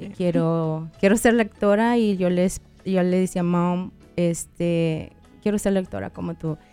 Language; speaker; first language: Spanish; native; Spanish